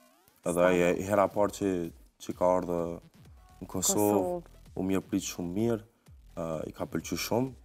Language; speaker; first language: Albanian; early bilingual, heritage; Albanian